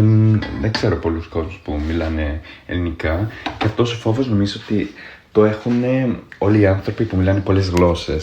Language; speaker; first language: Greek; non-native, fluent; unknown